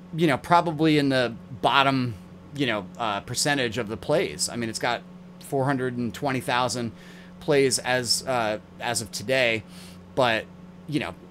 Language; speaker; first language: English; native; English